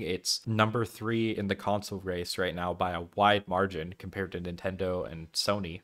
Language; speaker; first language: English; native; English